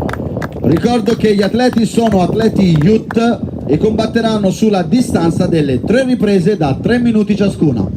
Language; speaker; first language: Italian; native; Italian